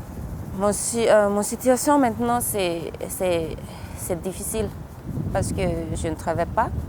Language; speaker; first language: French; non-native, local second language; Malagasy